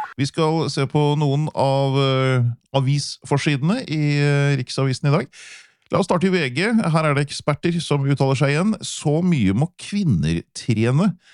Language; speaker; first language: Norwegian; native; Norwegian